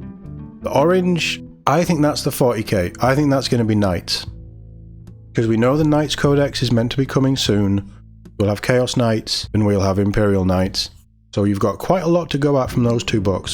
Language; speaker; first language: English; native; English